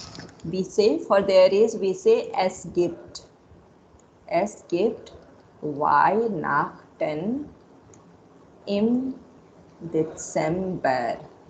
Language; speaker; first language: German; non-native, fluent; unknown